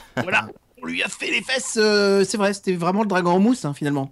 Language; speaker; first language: French; native; French